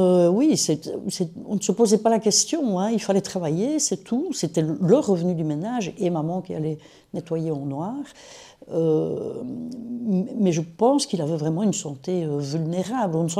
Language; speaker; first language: French; native; French